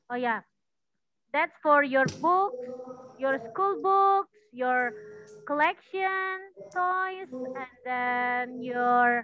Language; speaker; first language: English; non-native, learner; Indonesian